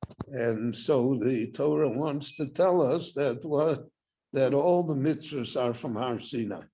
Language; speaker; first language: English; native; English